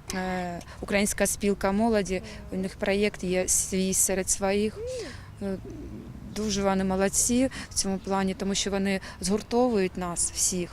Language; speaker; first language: Ukrainian; non-native, local second language; Russian